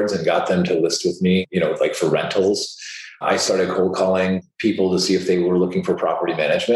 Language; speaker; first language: English; native; English